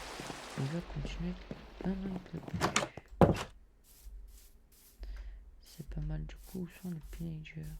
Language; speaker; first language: French; native; French